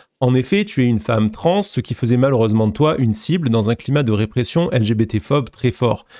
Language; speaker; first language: French; native; French